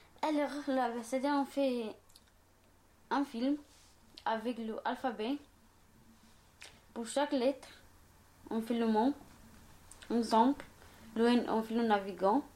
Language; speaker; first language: French; non-native, learner; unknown